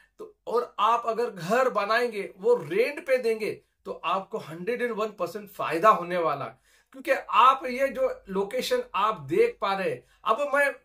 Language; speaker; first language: Hindi; non-native, local second language; Marathi